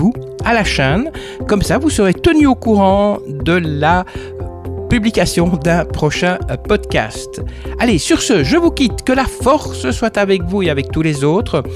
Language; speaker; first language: French; native; French